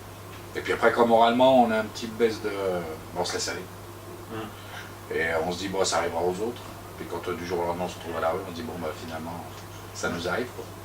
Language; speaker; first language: French; native; French